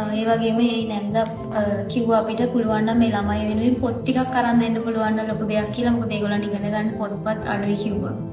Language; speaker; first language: Sinhala; native; Sinhala